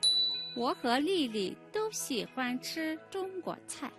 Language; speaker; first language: Chinese; non-native, fluent; Mongolian